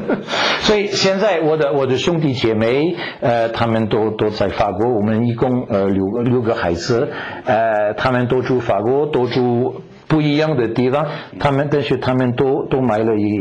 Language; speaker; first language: Chinese; non-native, fluent; French